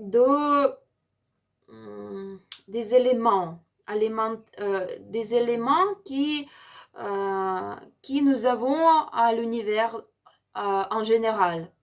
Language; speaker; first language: French; non-native, learner; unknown